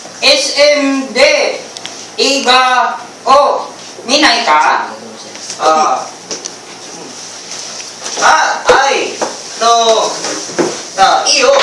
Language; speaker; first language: Japanese; non-native, learner; Filipino